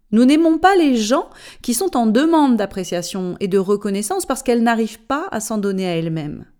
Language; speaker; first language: French; native; French